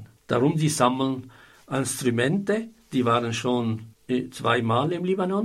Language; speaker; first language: German; non-native, fluent; Arabic